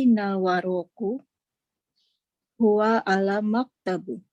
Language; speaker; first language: Arabic; non-native, learner; Indonesian